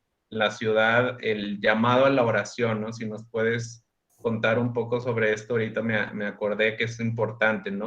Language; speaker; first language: Spanish; native; Spanish